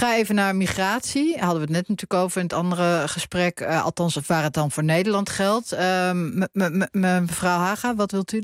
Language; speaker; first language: Dutch; native; Dutch